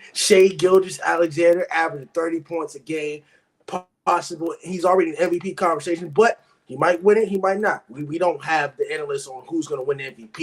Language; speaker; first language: English; native; English